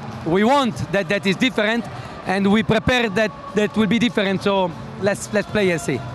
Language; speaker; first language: English; non-native, fluent; Italian